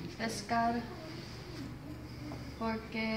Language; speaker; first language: Spanish; non-native, learner; English